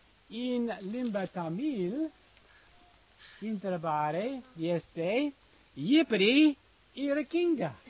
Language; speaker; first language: Romanian; non-native, learner; English